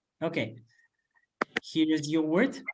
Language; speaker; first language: English; non-native, fluent; Kazakh